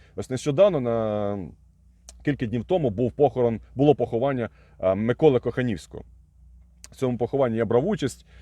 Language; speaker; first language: Ukrainian; non-native, local second language; Russian